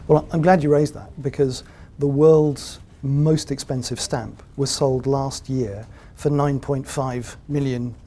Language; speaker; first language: English; native; English